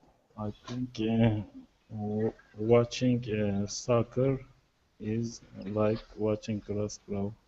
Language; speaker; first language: English; non-native, learner; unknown